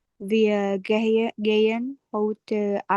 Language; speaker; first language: German; non-native, learner; Indonesian